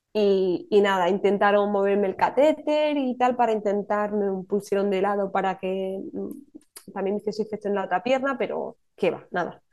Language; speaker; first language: Spanish; native; Spanish